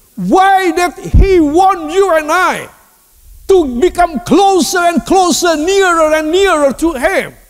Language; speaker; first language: English; non-native, learner; Indonesian